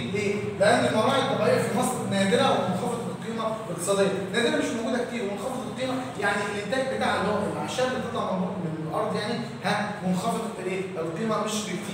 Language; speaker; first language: Arabic; native; Arabic